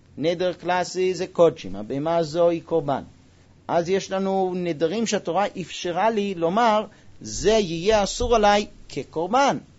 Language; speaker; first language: Hebrew; non-native, fluent; English